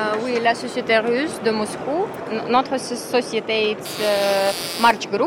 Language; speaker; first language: French; non-native, fluent; Russian